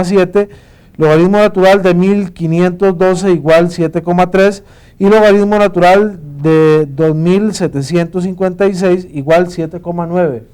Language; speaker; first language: Spanish; native; Spanish